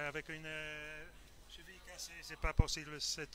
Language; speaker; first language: French; non-native, fluent; English